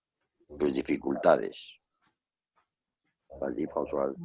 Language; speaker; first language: Spanish; native; Spanish